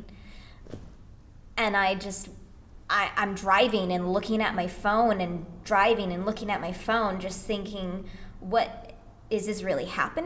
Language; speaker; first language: English; native; English